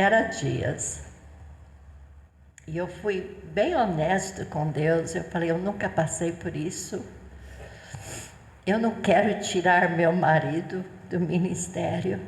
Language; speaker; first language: Portuguese; non-native, fluent; English